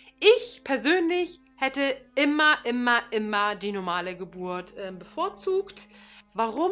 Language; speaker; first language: German; early bilingual, other home language; Turkish